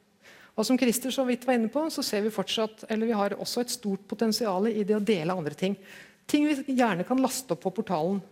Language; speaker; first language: Norwegian; native; Norwegian